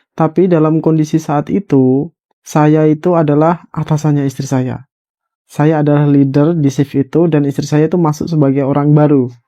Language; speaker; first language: Indonesian; native; Indonesian